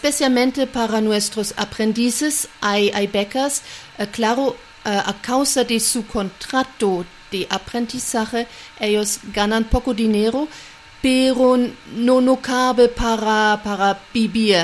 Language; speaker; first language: Spanish; non-native, fluent; German